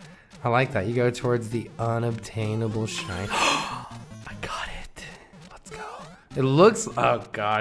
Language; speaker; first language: English; native; English